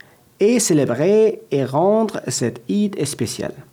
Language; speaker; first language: French; non-native, learner; Persian